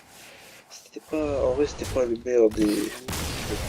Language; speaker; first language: French; native; French